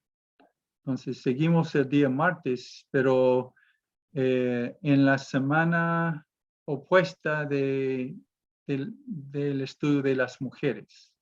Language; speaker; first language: Spanish; non-native, fluent; English